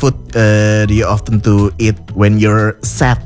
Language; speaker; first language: English; non-native, learner; Indonesian